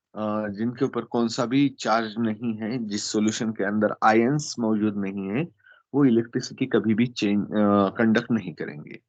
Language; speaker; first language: Hindi; non-native, local second language; Marathi